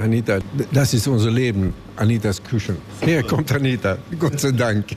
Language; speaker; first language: German; non-native, learner; Swedish